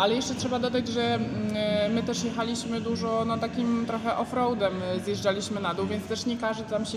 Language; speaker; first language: Polish; native; Polish